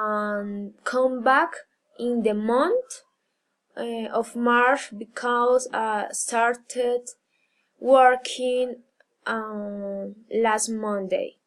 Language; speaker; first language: English; non-native, learner; Spanish